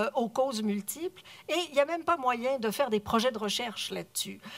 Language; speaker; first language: French; native; French